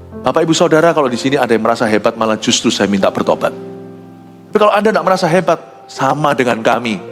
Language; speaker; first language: Indonesian; native; Indonesian